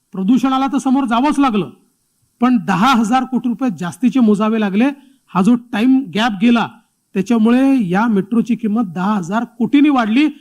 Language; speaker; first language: Marathi; native; Marathi